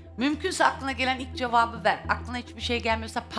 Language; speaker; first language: Turkish; native; Turkish